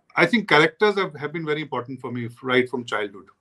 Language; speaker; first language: English; non-native, local second language; Hindi